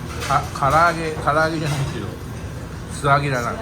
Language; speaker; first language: Japanese; native; Japanese